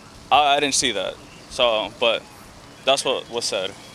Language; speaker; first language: English; early bilingual, other home language; Spanish